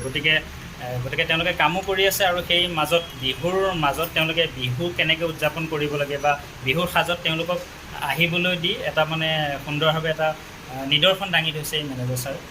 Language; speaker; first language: Assamese; native; Assamese